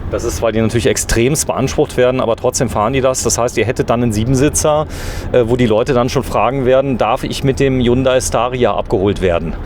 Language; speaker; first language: German; native; German